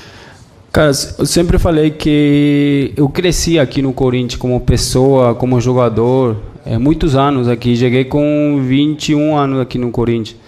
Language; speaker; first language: Portuguese; non-native, fluent; Spanish